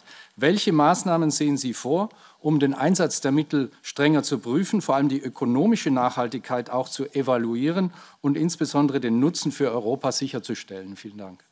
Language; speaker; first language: German; native; German